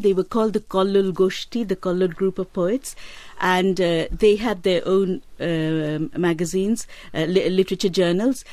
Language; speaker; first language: English; non-native, local second language; Bangla